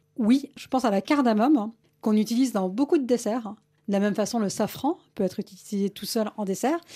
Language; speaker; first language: French; early bilingual, other home language; Malayalam